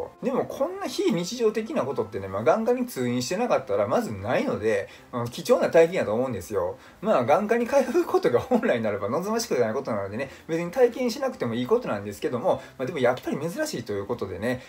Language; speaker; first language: Japanese; native; Japanese